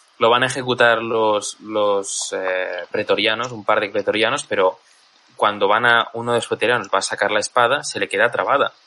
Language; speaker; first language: Spanish; native; Spanish